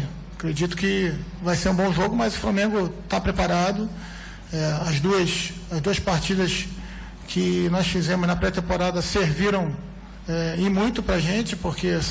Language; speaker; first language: Portuguese; native; Portuguese